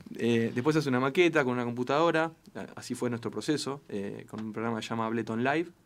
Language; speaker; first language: Spanish; native; Spanish